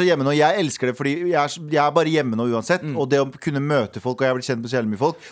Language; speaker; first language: Norwegian; early bilingual, other home language; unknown